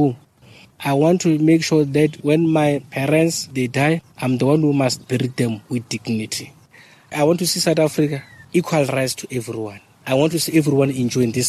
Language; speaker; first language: English; non-native, local second language; Northern Sotho